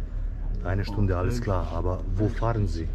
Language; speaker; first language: German; non-native, fluent; Bosnian